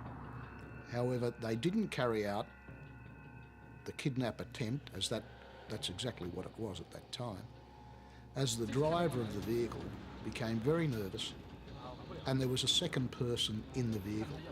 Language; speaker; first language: English; native; English